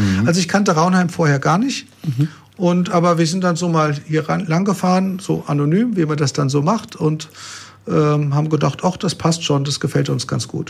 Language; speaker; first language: German; native; German